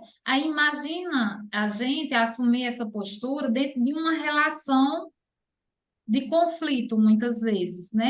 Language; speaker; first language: Portuguese; native; Portuguese